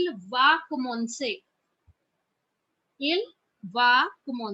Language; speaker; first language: French; non-native, fluent; Hindi